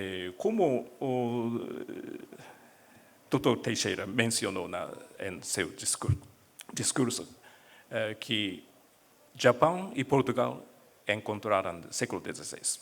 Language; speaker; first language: Portuguese; non-native, learner; Japanese